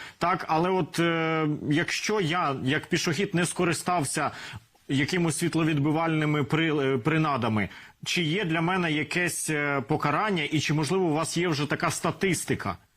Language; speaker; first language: Ukrainian; native; Ukrainian